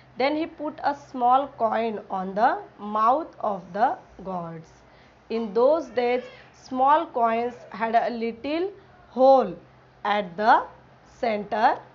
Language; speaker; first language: English; non-native, local second language; Marathi